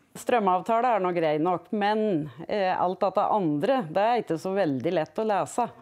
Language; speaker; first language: Norwegian; native; Norwegian